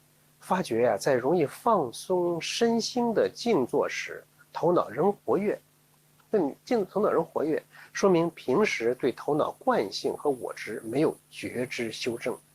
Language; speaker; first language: Chinese; native; Chinese